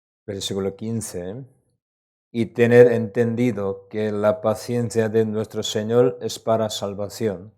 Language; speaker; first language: Spanish; non-native, learner; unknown